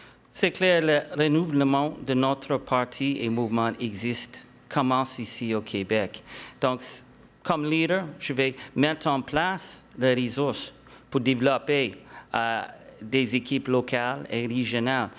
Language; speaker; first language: French; non-native, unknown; English